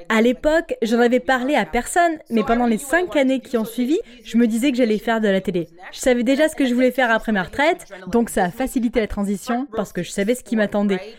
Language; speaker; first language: French; non-native, local second language; English